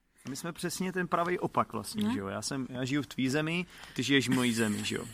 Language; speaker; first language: Czech; native; Czech